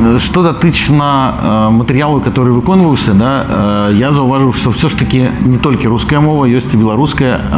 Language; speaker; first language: Belarusian; non-native, local second language; Russian